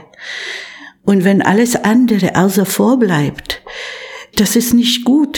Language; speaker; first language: German; non-native, fluent; Polish